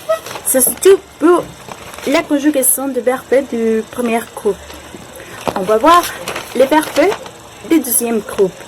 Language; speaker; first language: French; non-native, learner; Spanish